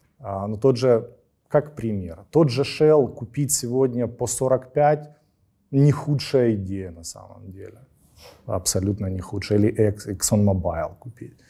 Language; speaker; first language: Russian; native; Russian